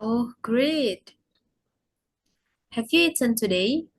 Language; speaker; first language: English; non-native, learner; Indonesian